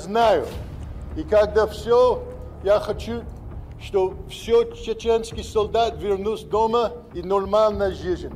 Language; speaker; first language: Russian; non-native, learner; English